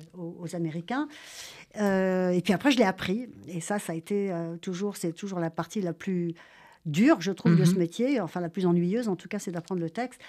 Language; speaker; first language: French; native; French